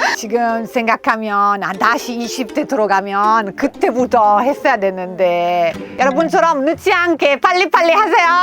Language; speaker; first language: Korean; non-native, fluent; Italian